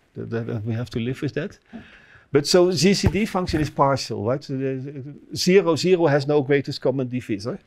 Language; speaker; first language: English; non-native, fluent; Dutch